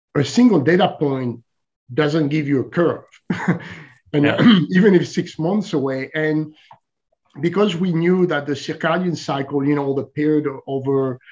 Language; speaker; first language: English; non-native, fluent; French